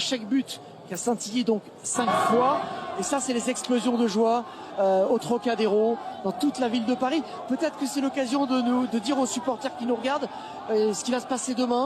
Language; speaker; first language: French; native; French